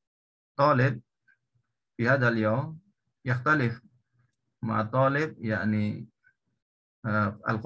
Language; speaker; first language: Arabic; non-native, learner; Indonesian